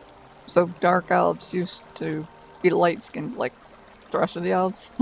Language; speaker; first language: English; native; English